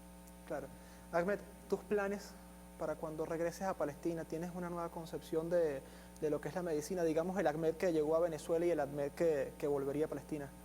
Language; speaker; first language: Spanish; native; Spanish